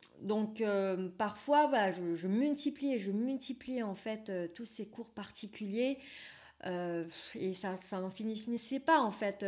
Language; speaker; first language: French; non-native, fluent; Vietnamese